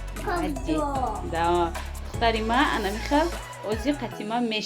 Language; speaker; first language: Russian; non-native, fluent; Tajik